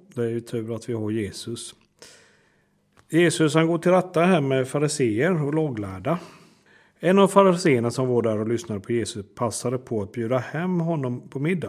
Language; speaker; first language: Swedish; native; Swedish